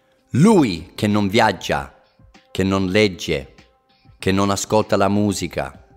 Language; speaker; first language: Italian; non-native, fluent; English